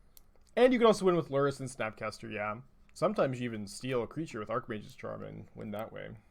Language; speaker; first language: English; native; English